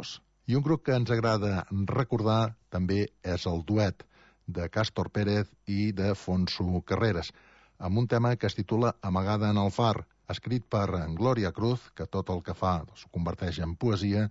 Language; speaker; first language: Catalan; native; Catalan